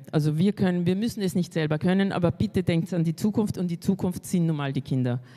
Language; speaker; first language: German; early bilingual, other home language; Spanish